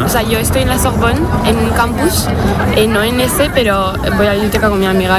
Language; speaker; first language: Spanish; non-native, fluent; French